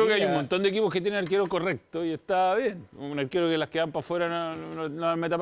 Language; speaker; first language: Spanish; native; Spanish